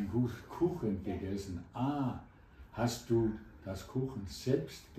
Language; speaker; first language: German; non-native, fluent; Danish